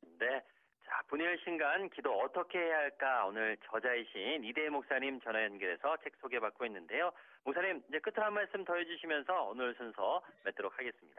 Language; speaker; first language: Korean; native; Korean